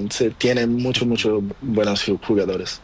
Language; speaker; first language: Spanish; non-native, learner; Portuguese